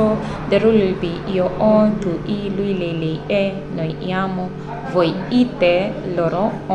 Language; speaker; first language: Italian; non-native, learner; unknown